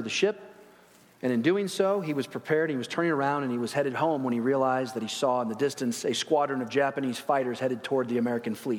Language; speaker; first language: English; native; English